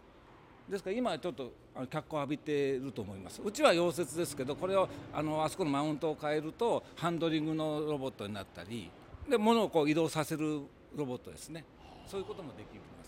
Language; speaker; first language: Japanese; native; Japanese